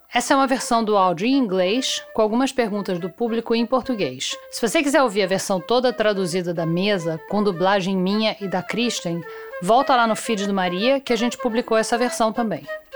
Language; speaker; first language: Portuguese; native; Portuguese